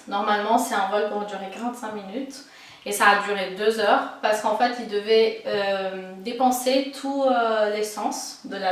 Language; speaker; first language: French; non-native, fluent; Portuguese